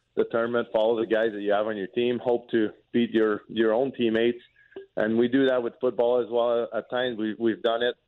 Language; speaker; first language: English; non-native, fluent; French